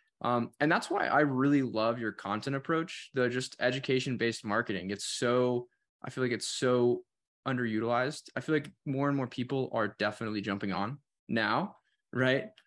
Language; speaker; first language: English; native; English